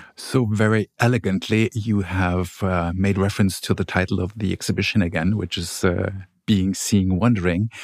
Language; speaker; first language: English; non-native, fluent; German